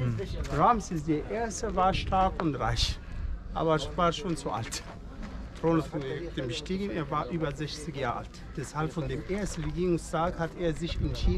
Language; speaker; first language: German; non-native, fluent; Arabic